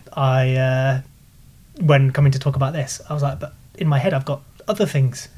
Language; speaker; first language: English; native; English